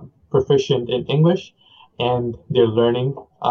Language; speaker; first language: English; non-native, local second language; Punjabi